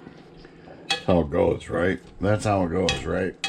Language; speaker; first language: English; native; English